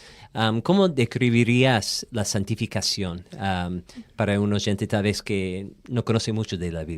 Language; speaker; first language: Spanish; non-native, fluent; English